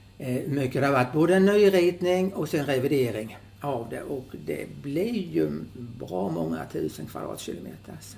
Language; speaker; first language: Swedish; native; Swedish